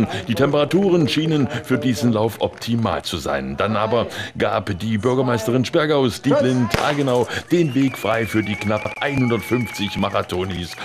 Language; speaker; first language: German; native; German